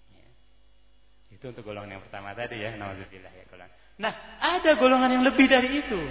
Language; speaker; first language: Indonesian; non-native, local second language; Sundanese